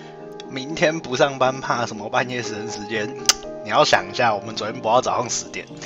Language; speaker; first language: Chinese; native; Chinese